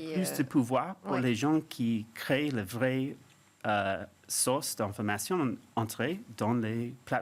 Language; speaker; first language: French; non-native, fluent; English